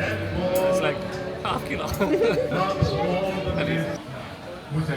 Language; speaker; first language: English; non-native, fluent; Polish